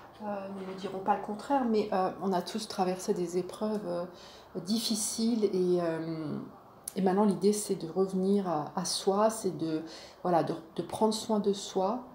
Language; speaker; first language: French; native; French